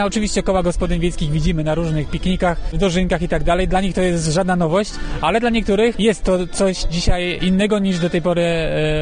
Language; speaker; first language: Polish; native; Polish